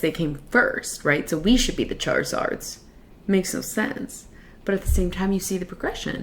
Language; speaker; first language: English; native; English